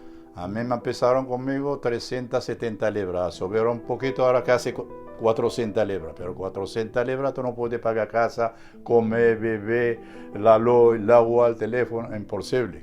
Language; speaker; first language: Spanish; native; Spanish